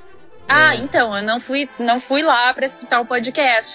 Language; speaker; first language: Portuguese; native; Portuguese